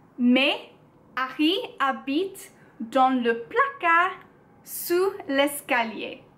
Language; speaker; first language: French; non-native, learner; English